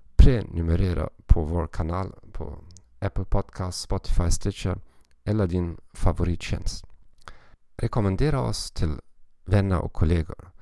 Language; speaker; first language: Swedish; non-native, learner; German